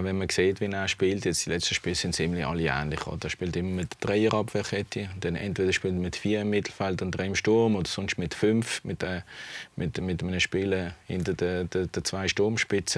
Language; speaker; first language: German; native; German